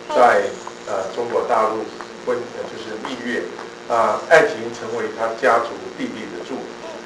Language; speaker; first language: Chinese; native; Chinese